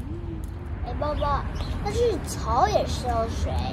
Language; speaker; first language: Chinese; early bilingual, heritage; Chinese